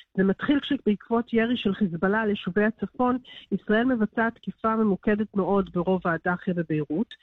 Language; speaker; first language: Hebrew; native; Hebrew